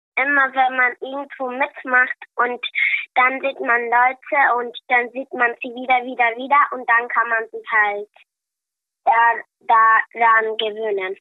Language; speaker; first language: German; early bilingual, other home language; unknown